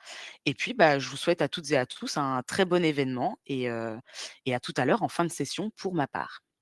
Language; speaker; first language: French; native; French